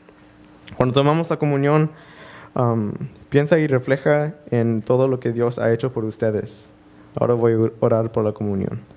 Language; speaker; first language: Spanish; early bilingual, heritage; Spanish